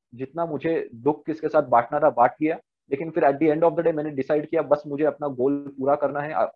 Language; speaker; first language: Hindi; non-native, local second language; Marathi